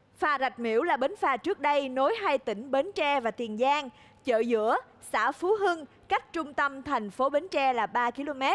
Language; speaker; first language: Vietnamese; native; Vietnamese